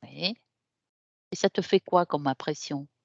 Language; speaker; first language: French; native; French